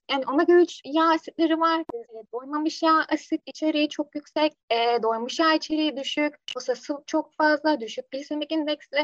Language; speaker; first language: Turkish; native; Turkish